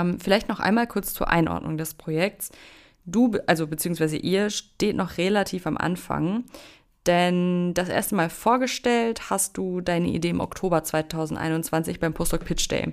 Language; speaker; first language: German; native; German